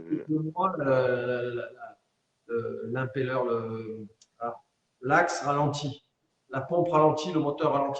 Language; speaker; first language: French; native; French